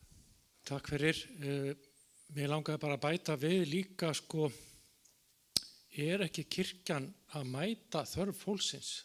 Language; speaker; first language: Icelandic; non-native, fluent; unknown